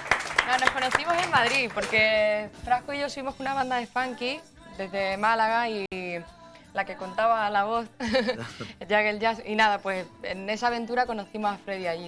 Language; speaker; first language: Spanish; native; Spanish